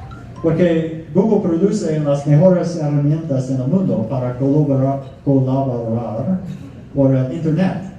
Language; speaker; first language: Spanish; non-native, fluent; English